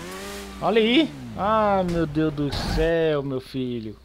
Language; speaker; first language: Portuguese; native; Portuguese